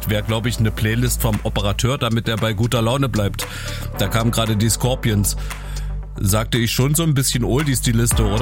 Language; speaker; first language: German; native; German